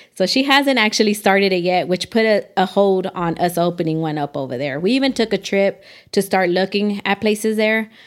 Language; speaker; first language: English; native; English